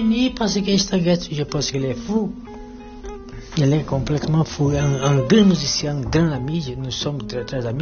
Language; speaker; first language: French; non-native, learner; Portuguese